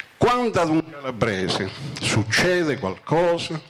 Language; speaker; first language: Italian; native; Italian